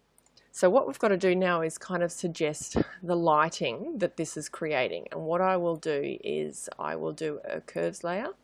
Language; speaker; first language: English; native; English